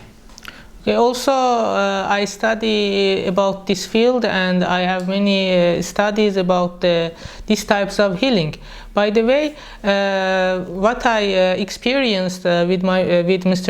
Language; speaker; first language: English; non-native, learner; Persian